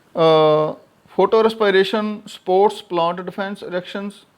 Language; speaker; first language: English; non-native, local second language; Punjabi